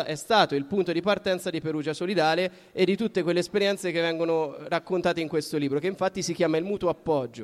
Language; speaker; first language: Italian; native; Italian